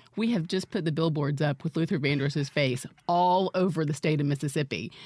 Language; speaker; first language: English; native; English